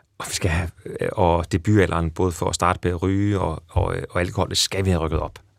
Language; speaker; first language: Danish; native; Danish